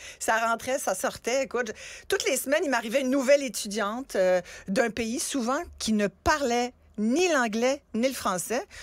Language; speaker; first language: French; early bilingual, other home language; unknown